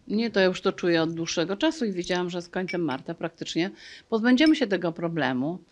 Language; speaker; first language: Polish; native; Polish